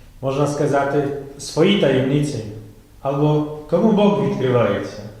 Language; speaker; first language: Ukrainian; non-native, fluent; Polish